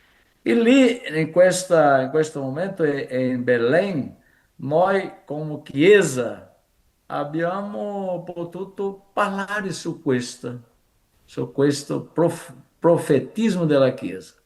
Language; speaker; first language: Italian; non-native, fluent; Portuguese